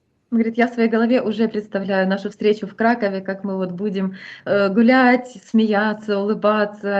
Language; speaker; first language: Russian; native; Russian